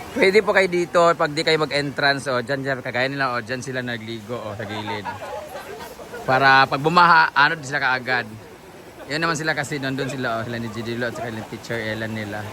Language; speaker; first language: Filipino; non-native, local second language; Cebuano